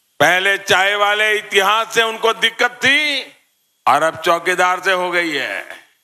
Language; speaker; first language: Hindi; non-native, local second language; Gujarati